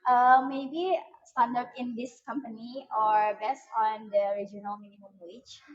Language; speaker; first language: English; non-native, learner; Indonesian